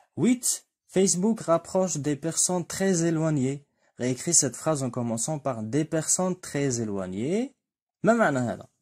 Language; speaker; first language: French; non-native, local second language; Arabic